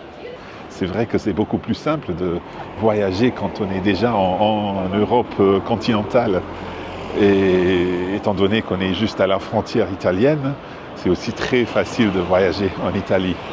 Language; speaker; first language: French; non-native, fluent; English